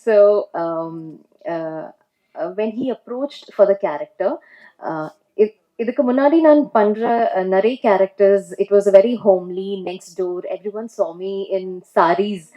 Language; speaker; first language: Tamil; non-native, local second language; Malayalam